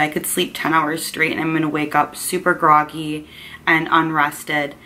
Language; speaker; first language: English; native; English